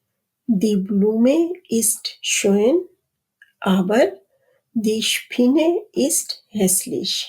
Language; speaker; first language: German; non-native, fluent; Urdu